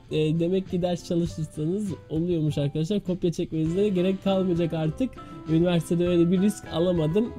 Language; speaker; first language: Turkish; early bilingual, heritage; Turkish